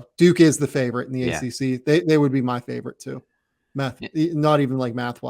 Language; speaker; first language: English; native; English